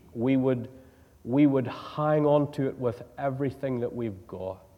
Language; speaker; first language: English; native; English